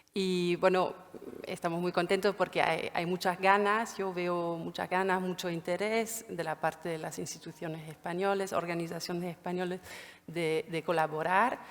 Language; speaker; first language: Spanish; non-native, fluent; German